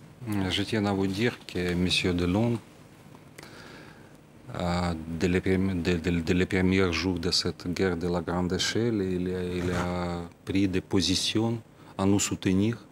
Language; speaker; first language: French; non-native, fluent; Ukrainian